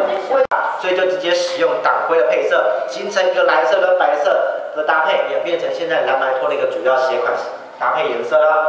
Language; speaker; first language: Chinese; native; Chinese